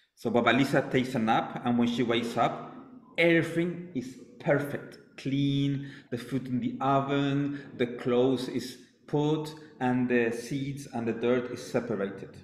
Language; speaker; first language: English; non-native, fluent; Spanish